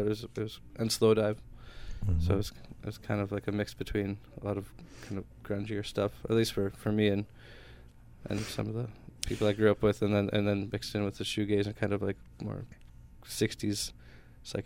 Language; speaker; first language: English; native; English